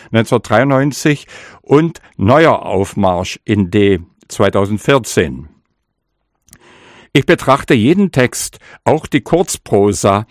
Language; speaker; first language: German; non-native, local second language; Upper Sorbian